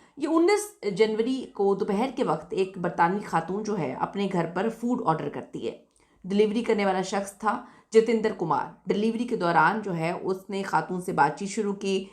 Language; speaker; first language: Urdu; native; Urdu